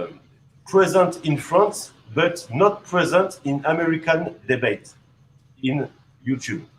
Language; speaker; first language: English; non-native, learner; French